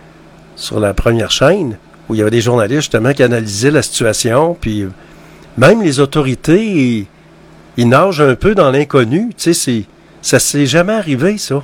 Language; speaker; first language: French; native; French